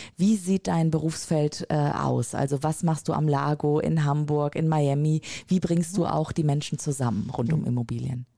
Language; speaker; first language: German; native; German